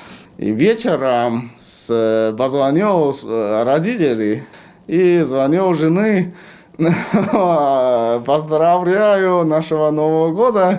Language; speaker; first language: Russian; non-native, learner; Chinese